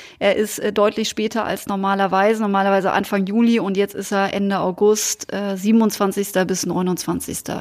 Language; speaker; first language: German; native; German